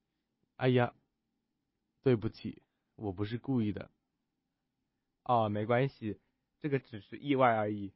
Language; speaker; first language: Chinese; early bilingual, heritage; Chinese